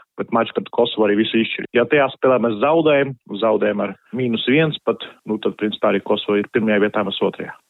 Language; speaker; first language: Latvian; non-native, local second language; Russian